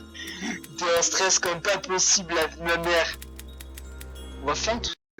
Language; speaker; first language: French; native; French